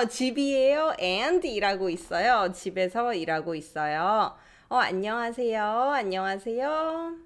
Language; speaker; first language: Korean; non-native, fluent; English